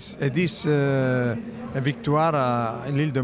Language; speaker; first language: French; non-native, fluent; Italian